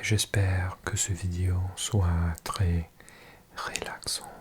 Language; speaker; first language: French; non-native, learner; English